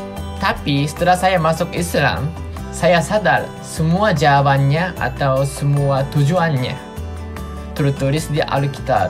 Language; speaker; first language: Indonesian; non-native, fluent; Japanese